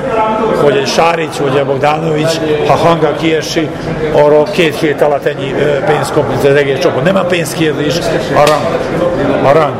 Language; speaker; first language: Hungarian; non-native, learner; Serbian